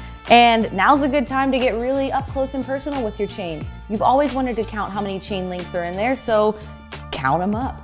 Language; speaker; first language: English; native; English